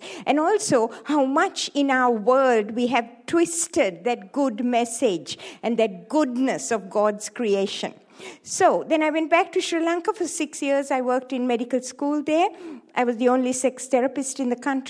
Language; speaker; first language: English; non-native, local second language; Tamil